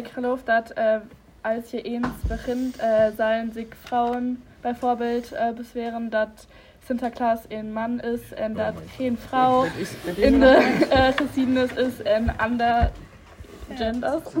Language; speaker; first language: Dutch; non-native, learner; German